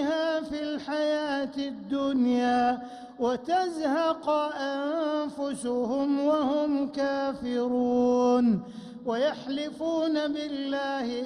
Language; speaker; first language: Arabic; native; Arabic